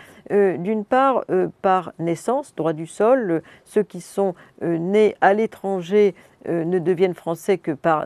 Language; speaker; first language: French; native; French